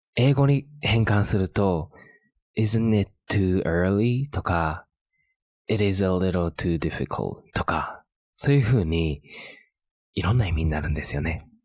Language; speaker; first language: Japanese; native; Japanese